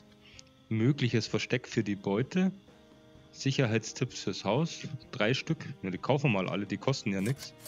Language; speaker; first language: German; native; German